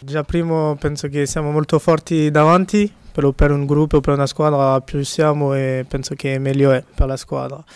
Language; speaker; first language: Italian; non-native, fluent; French